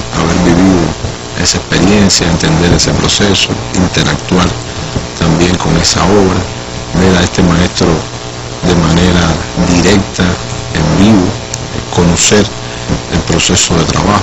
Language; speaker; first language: Spanish; native; Spanish